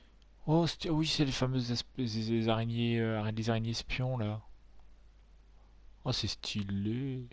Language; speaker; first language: French; native; French